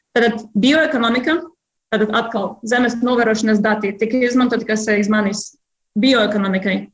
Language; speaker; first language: Latvian; non-native, local second language; Russian